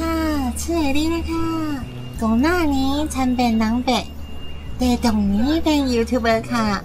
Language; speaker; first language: Thai; non-native, learner; Chinese